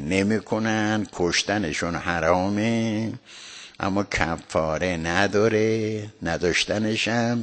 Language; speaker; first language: Persian; native; Persian